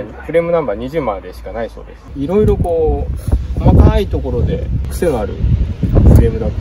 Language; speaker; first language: Japanese; native; Japanese